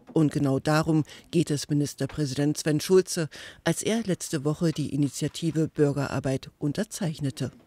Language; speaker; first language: German; native; German